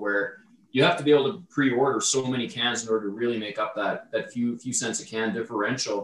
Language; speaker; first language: English; native; English